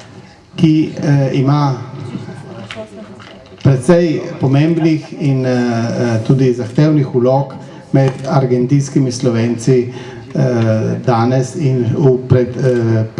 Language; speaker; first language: Slovenian; native; Slovenian